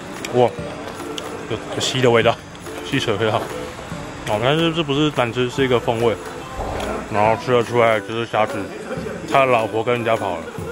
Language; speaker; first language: Chinese; native; Chinese